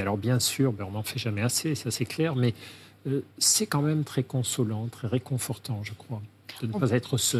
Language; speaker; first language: French; native; French